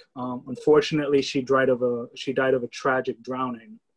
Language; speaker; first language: English; native; English